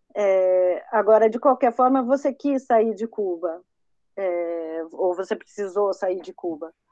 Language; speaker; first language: Portuguese; native; Portuguese